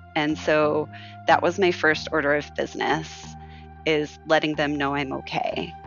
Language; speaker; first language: English; native; English